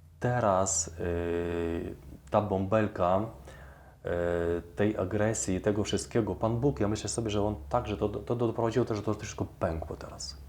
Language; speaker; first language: Polish; non-native, fluent; Ukrainian